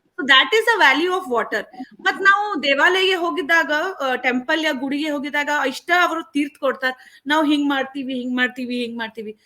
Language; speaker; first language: Kannada; non-native, local second language; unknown